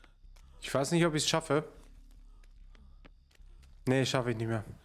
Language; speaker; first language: German; native; German